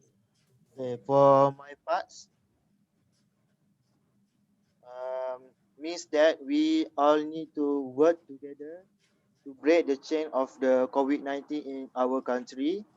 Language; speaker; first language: English; non-native, local second language; Malay